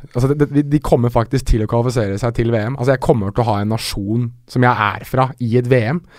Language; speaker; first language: Norwegian; early bilingual, other home language; Arabic